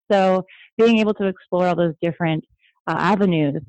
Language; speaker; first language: English; native; English